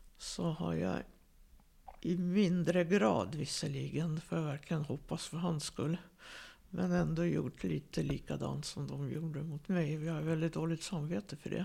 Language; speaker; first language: Swedish; early bilingual, other home language; Russian